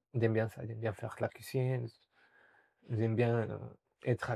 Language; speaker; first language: French; non-native, fluent; Spanish